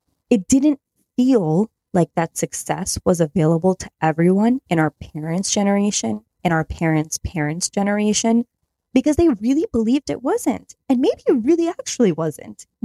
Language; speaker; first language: English; native; English